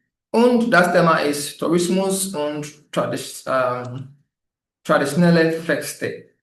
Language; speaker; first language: German; non-native, fluent; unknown